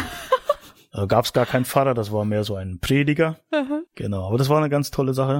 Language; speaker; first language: German; native; German